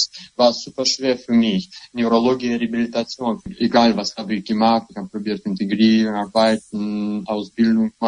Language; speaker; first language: German; non-native, learner; Russian